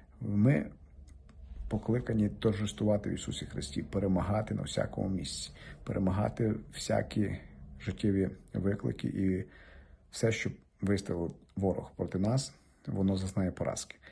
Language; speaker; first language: Ukrainian; native; Ukrainian